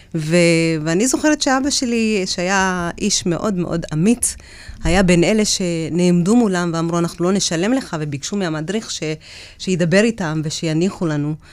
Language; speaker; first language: Hebrew; early bilingual, other home language; Amharic